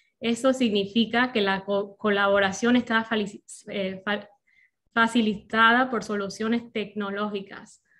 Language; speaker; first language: Spanish; non-native, fluent; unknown